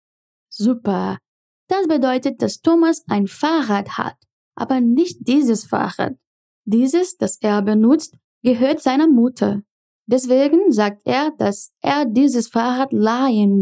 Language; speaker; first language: German; non-native, fluent; Portuguese